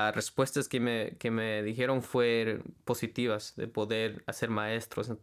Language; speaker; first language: Spanish; early bilingual, heritage; Spanish